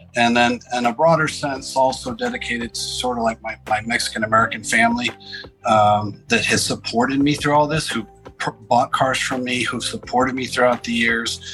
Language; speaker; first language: English; early bilingual, other home language; Spanish